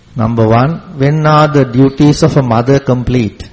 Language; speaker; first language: English; non-native, local second language; Sinhala